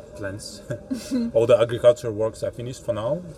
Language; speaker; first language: English; non-native, fluent; Russian